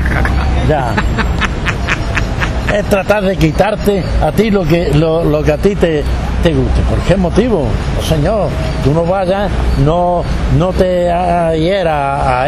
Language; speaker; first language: Spanish; native; Spanish